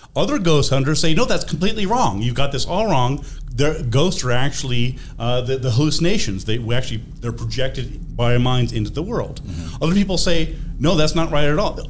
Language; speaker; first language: English; native; English